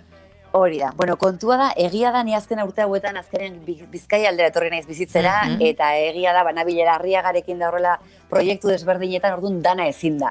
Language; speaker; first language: Basque; native; Basque